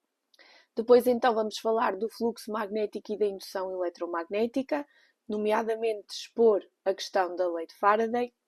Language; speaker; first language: Portuguese; native; Portuguese